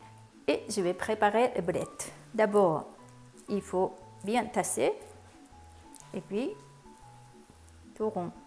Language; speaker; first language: French; non-native, fluent; Japanese